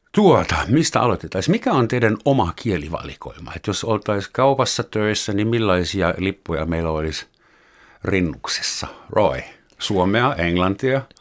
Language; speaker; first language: Finnish; native; Finnish